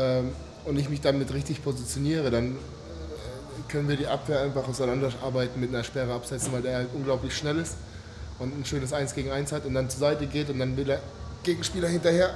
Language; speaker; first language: German; native; German